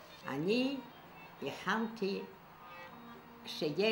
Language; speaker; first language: Hebrew; non-native, fluent; Yiddish